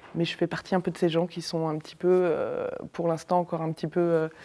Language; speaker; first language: French; native; French